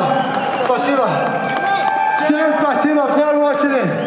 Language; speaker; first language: Russian; non-native, local second language; Tajik